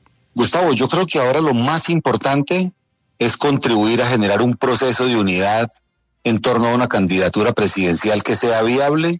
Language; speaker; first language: Spanish; native; Spanish